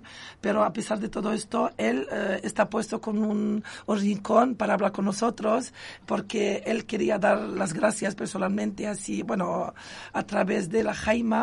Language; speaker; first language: Spanish; non-native, local second language; Arabic